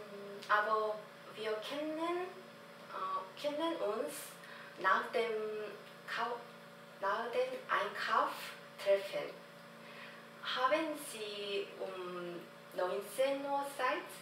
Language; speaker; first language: German; non-native, learner; Korean